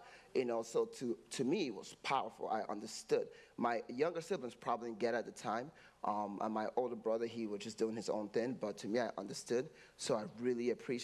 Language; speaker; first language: English; non-native, local second language; Igbo